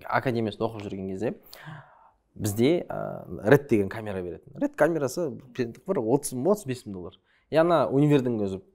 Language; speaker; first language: Kazakh; early bilingual, other home language; Chinese